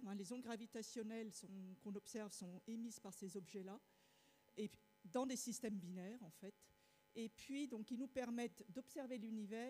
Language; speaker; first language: French; native; French